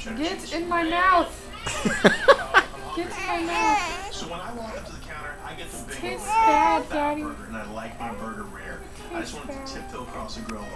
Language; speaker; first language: English; native; English